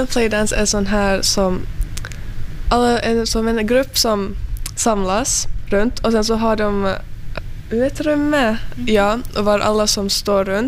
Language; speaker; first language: Swedish; early bilingual, other home language; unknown